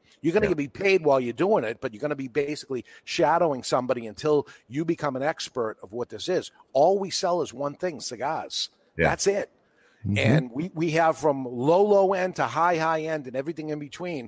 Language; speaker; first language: English; native; English